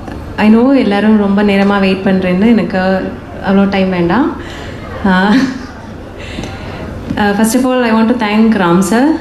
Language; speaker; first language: Tamil; non-native, learner; Malayalam